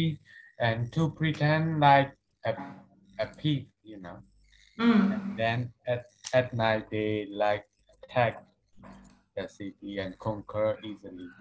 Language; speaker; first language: English; non-native, learner; Burmese